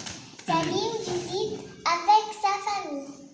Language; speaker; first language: French; non-native, learner; Arabic